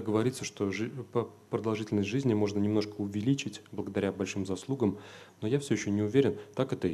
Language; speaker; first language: Russian; native; Russian